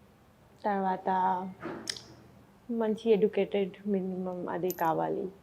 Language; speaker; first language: Telugu; non-native, learner; Bangla